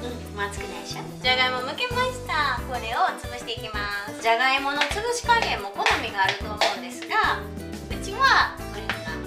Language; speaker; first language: Japanese; native; Japanese